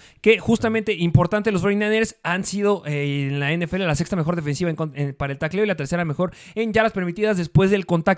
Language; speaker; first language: Spanish; native; Spanish